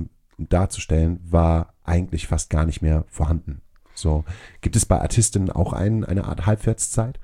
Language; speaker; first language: German; native; German